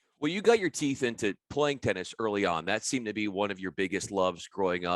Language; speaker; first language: English; native; English